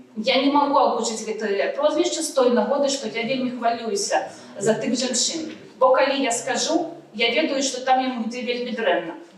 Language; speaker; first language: Belarusian; non-native, local second language; Russian